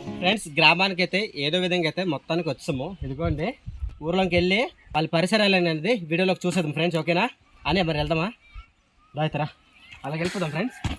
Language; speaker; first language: Telugu; non-native, local second language; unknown